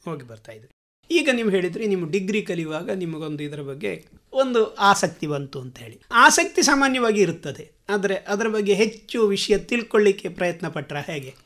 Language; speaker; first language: Kannada; native; Kannada